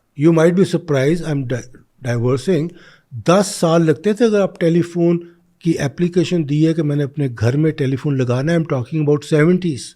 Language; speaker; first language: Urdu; non-native, local second language; Punjabi